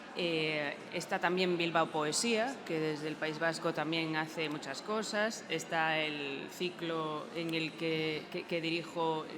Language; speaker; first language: Spanish; non-native, local second language; Galician